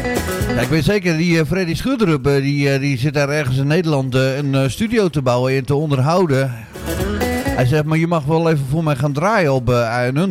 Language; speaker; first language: Dutch; native; Dutch